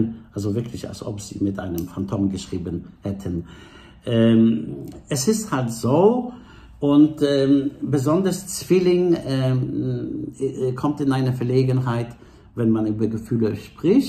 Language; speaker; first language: German; non-native, fluent; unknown